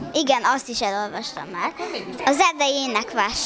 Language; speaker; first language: Hungarian; early bilingual, other home language; Chinese